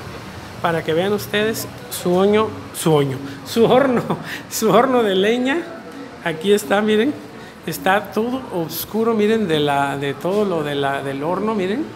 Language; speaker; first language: Spanish; native; Spanish